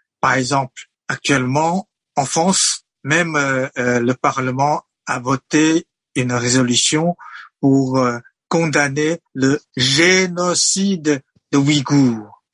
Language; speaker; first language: French; non-native, fluent; Chinese